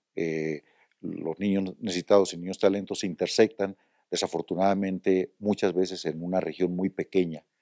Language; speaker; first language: Spanish; native; Spanish